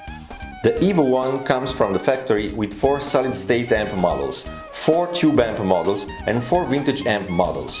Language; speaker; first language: English; non-native, fluent; Italian